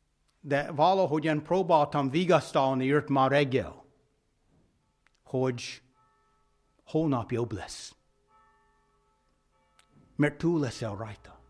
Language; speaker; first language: Hungarian; non-native, fluent; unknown